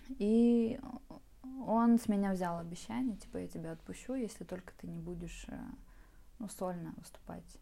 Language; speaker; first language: Russian; native; Russian